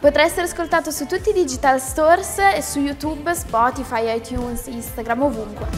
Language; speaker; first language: Italian; native; Italian